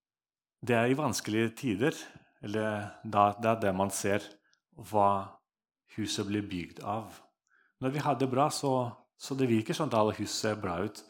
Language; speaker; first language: Norwegian; non-native, fluent; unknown